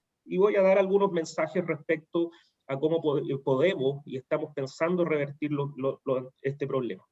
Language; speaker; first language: Spanish; native; Spanish